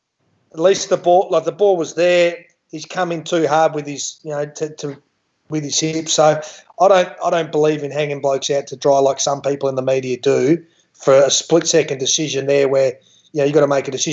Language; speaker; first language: English; native; English